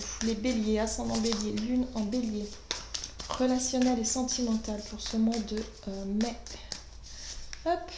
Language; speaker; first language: French; native; French